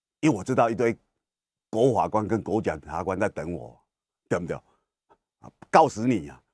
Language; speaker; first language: Chinese; native; Chinese